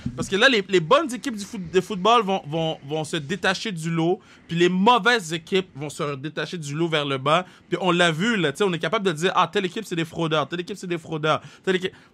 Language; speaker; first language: French; native; French